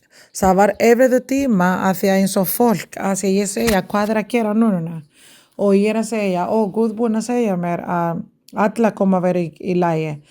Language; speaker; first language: Icelandic; non-native, learner; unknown